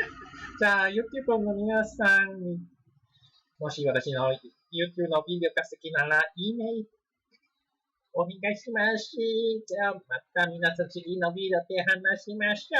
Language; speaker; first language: Japanese; non-native, learner; English